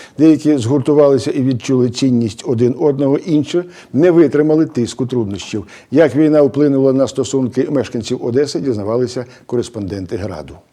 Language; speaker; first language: Ukrainian; native; Ukrainian